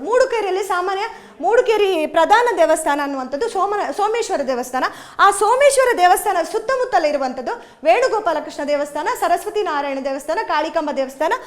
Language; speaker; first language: Kannada; native; Kannada